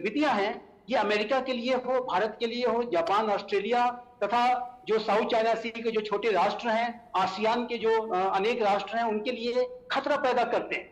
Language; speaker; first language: Hindi; native; Hindi